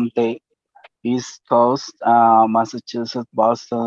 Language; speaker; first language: English; non-native, learner; Spanish